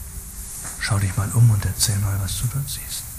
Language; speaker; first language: German; native; German